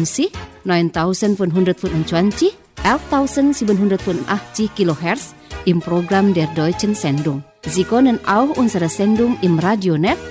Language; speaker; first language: German; non-native, fluent; Indonesian